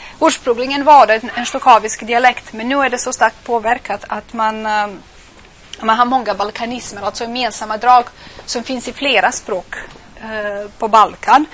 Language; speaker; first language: Swedish; non-native, fluent; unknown